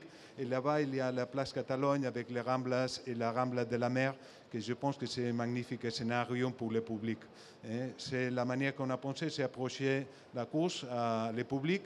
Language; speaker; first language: French; non-native, fluent; Spanish